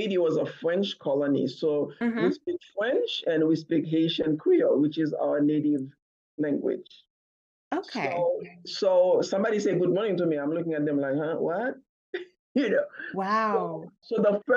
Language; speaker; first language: English; non-native, fluent; Haitian Creole